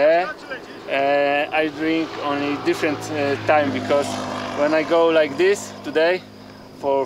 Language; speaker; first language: English; non-native, learner; Polish